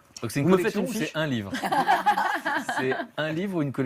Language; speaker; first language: French; native; French